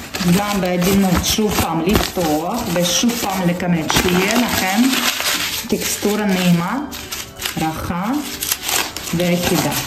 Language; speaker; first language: Hebrew; non-native, fluent; Russian